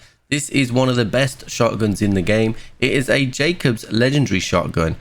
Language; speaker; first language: English; native; English